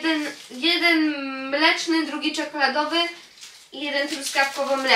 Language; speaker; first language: Polish; early bilingual, heritage; Polish